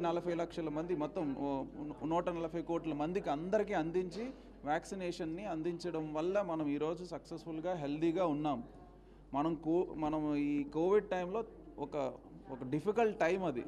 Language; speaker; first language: Telugu; native; Telugu